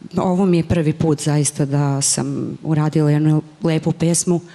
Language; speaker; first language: Serbian; native; Serbian